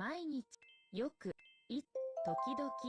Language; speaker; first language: Japanese; non-native, learner; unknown